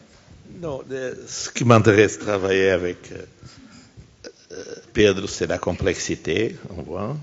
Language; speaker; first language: French; non-native, fluent; Portuguese